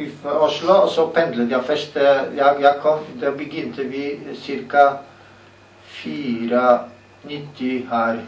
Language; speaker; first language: Norwegian; non-native, learner; Polish